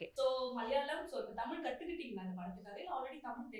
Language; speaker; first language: Tamil; native; Tamil